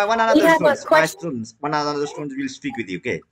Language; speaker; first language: English; non-native, learner; Marathi